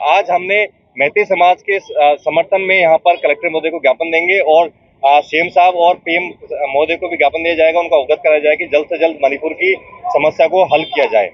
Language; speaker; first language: Hindi; native; Hindi